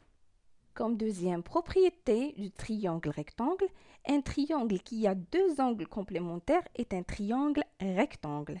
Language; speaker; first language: French; non-native, local second language; Arabic